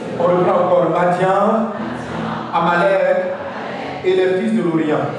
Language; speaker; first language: French; non-native, local second language; Dyula